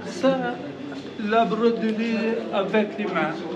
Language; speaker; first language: French; non-native, local second language; Arabic